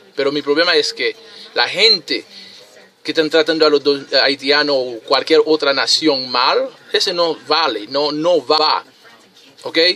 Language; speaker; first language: Spanish; non-native, fluent; Haitian Creole